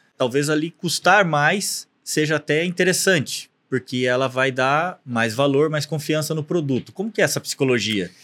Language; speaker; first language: Portuguese; native; Portuguese